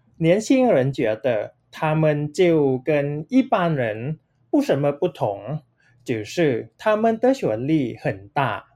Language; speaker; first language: Chinese; non-native, fluent; Thai